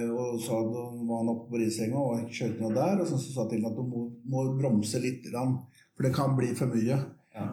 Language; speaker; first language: Norwegian; non-native, fluent; Swedish